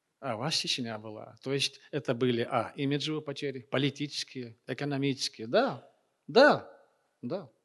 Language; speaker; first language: Russian; non-native, local second language; Chechen